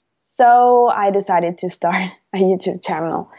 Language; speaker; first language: English; non-native, fluent; Italian